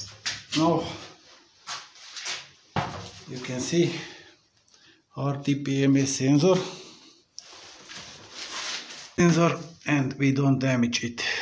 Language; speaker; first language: English; non-native, learner; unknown